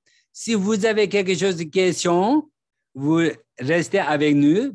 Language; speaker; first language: French; non-native, learner; Tibetan